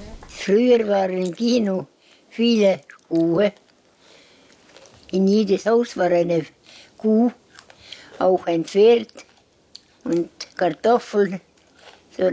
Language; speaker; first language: German; non-native, learner; Estonian